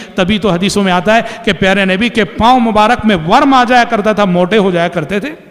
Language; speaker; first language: Urdu; native; Urdu